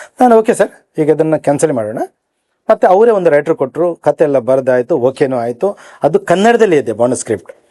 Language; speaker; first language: Kannada; native; Kannada